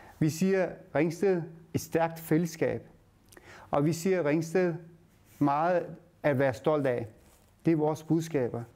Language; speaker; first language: Danish; early bilingual, other home language; Turkish